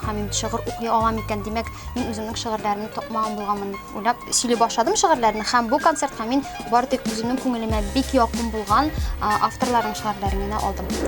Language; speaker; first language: Tatar; native; Tatar